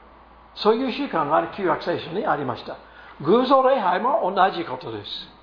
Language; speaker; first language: Japanese; non-native, fluent; English